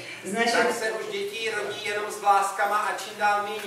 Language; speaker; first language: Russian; non-native, learner; Czech